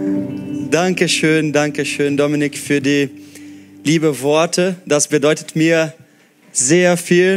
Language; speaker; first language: German; non-native, fluent; Portuguese